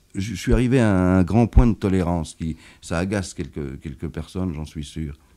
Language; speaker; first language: French; native; French